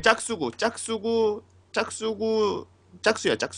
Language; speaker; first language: Korean; native; Korean